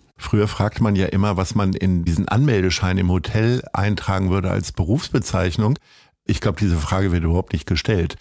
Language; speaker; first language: German; native; German